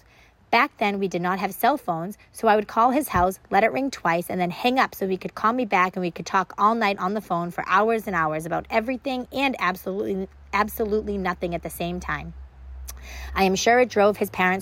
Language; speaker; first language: English; native; English